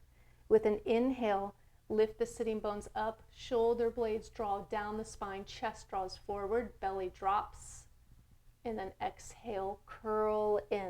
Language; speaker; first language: English; native; English